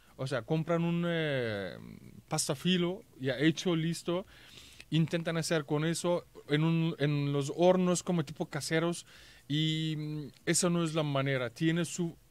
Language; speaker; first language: Spanish; non-native, fluent; Turkish